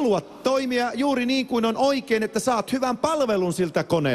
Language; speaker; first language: Finnish; native; Finnish